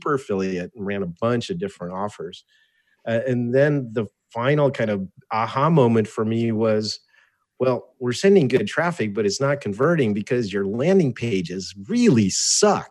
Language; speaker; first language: English; early bilingual, other home language; Russian